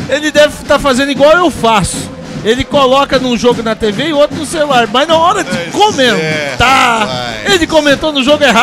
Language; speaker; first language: Portuguese; native; Portuguese